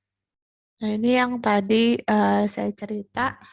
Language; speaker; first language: Indonesian; native; Indonesian